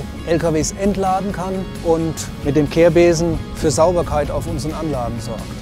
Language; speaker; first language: German; native; German